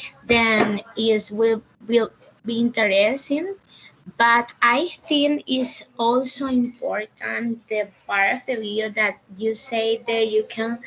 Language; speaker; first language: English; non-native, learner; Spanish